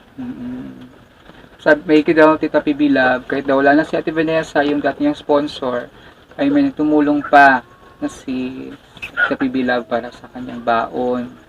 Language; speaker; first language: Filipino; non-native, local second language; Cebuano